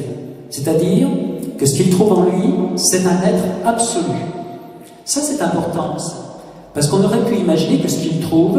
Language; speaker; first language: French; native; French